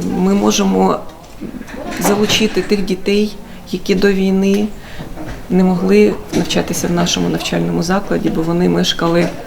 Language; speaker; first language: Ukrainian; native; Ukrainian